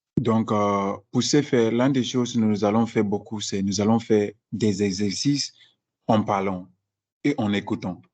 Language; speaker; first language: French; non-native, fluent; Akan